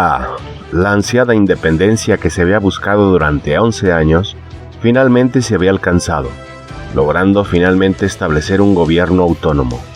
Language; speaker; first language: Spanish; native; Spanish